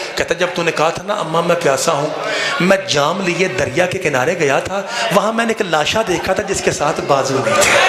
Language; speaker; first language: Urdu; non-native, local second language; Punjabi